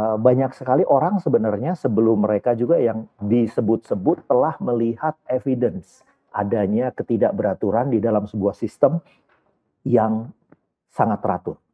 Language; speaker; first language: Indonesian; native; Indonesian